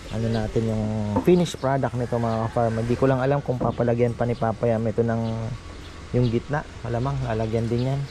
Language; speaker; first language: Filipino; non-native, local second language; Pampanga